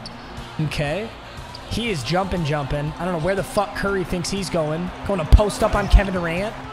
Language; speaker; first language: English; native; English